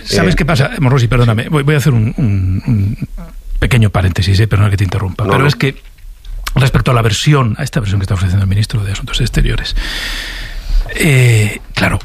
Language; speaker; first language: Spanish; native; Spanish